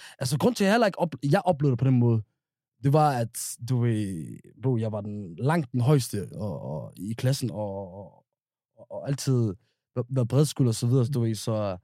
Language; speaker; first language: Danish; early bilingual, other home language; Somali